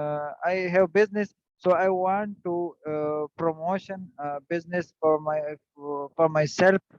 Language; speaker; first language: English; non-native, learner; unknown